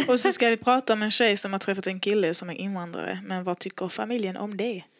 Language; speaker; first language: Swedish; native; Swedish